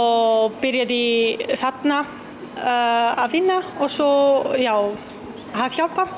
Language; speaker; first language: Icelandic; non-native, learner; Italian